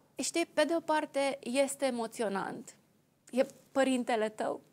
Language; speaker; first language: Romanian; native; Romanian